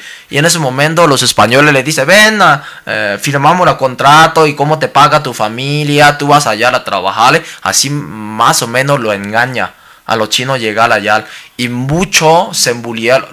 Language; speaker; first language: Spanish; non-native, learner; Cantonese